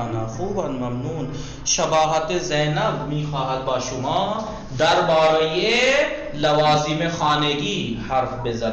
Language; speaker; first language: Persian; non-native, fluent; Urdu